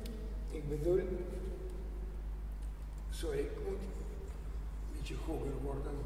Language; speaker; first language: Dutch; non-native, learner; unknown